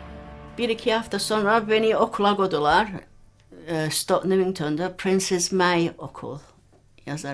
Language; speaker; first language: Turkish; early bilingual, heritage; Turkish